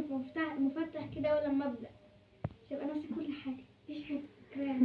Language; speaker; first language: Arabic; native; Arabic